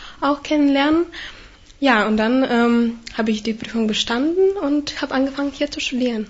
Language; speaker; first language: German; non-native, fluent; Russian